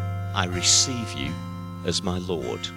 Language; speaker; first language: English; native; English